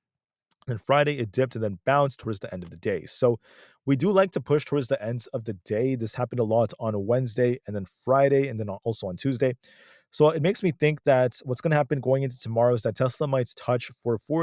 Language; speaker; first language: English; native; English